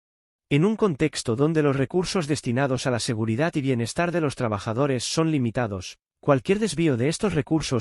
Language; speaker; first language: Spanish; native; Spanish